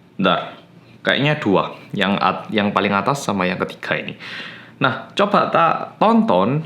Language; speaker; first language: Indonesian; non-native, fluent; Korean